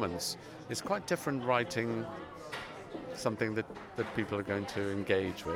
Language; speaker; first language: English; native; English